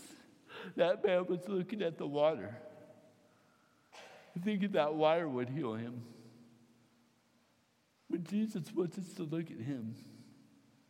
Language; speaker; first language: English; native; English